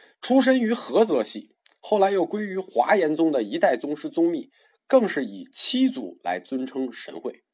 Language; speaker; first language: Chinese; native; Chinese